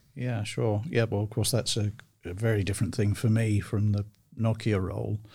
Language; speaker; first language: English; native; English